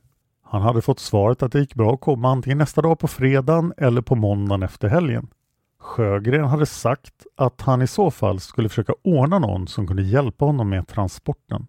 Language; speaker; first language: Swedish; native; Swedish